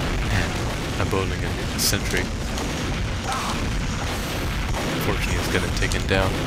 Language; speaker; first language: English; native; English